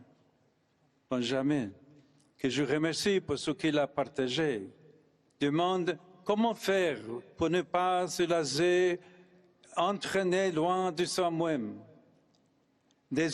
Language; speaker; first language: French; non-native, fluent; English